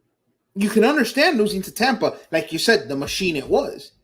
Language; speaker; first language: English; native; English